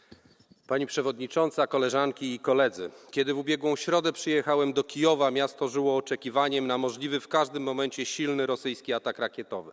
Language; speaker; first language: Polish; native; Polish